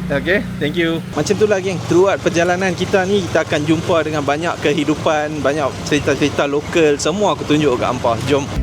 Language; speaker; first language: Malay; native; Malay